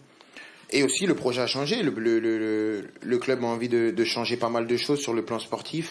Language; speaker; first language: French; native; French